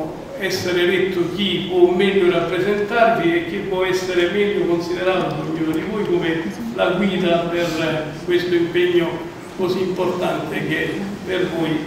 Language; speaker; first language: Italian; native; Italian